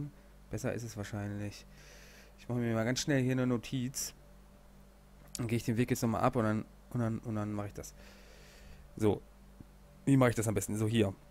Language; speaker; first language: German; native; German